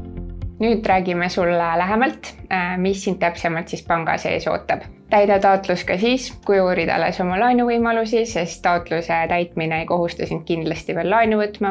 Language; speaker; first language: Estonian; native; Estonian